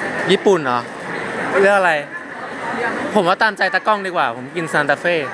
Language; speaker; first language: Thai; non-native, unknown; Japanese